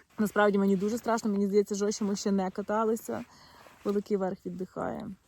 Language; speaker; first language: Ukrainian; native; Ukrainian